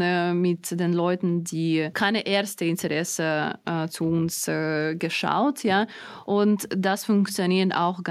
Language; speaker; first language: German; non-native, fluent; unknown